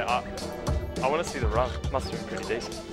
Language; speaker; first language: English; native; English